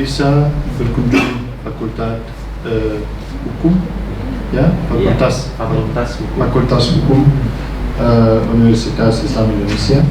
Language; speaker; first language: Indonesian; non-native, learner; Ukrainian